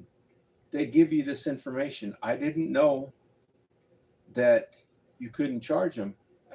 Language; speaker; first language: English; native; English